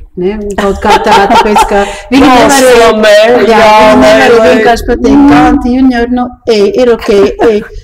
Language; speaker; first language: Latvian; early bilingual, heritage; Latvian